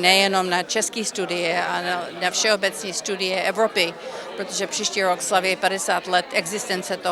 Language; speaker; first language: Czech; early bilingual, heritage; Czech